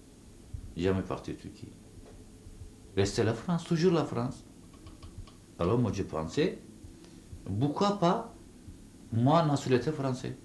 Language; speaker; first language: French; non-native, local second language; Turkish